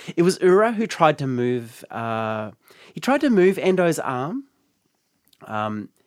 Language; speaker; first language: English; native; English